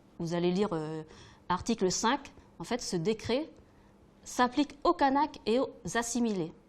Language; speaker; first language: French; native; French